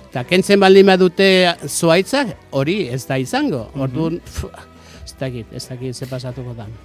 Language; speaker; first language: Basque; non-native, local second language; Spanish